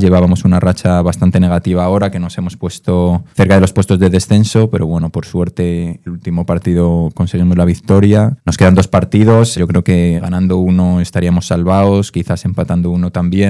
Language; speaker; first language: Spanish; native; Spanish